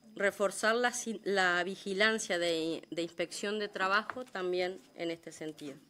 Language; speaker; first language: Spanish; native; Spanish